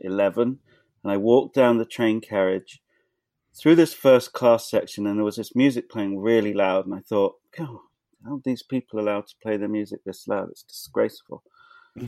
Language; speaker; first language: English; native; English